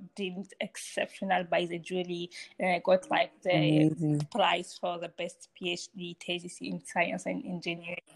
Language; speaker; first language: English; non-native, fluent; Hausa